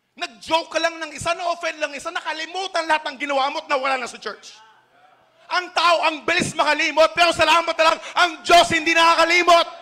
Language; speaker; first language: Filipino; native; Filipino